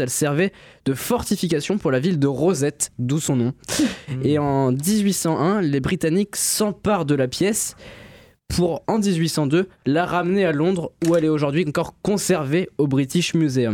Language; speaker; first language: French; native; French